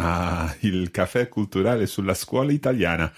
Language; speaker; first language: Italian; non-native, fluent; English